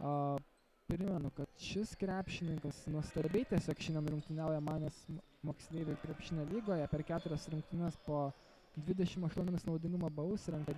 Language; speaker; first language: Lithuanian; native; Lithuanian